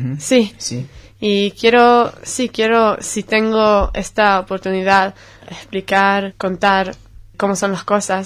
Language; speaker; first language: Spanish; non-native, learner; Hebrew